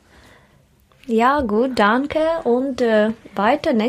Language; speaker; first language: German; non-native, learner; Russian